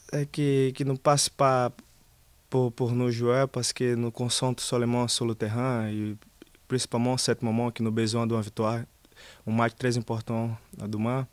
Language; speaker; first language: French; non-native, learner; Portuguese